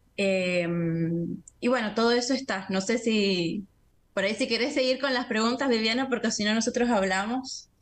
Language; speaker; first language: Spanish; native; Spanish